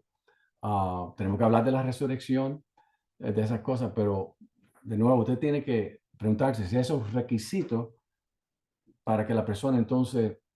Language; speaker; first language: Spanish; native; Spanish